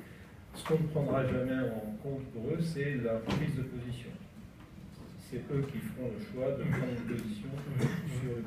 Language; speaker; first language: French; native; French